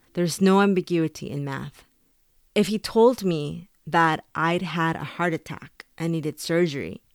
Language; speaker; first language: English; early bilingual, other home language; Spanish